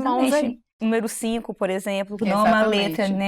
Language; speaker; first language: Portuguese; native; Portuguese